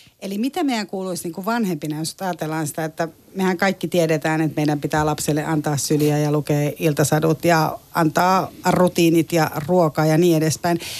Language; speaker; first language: Finnish; native; Finnish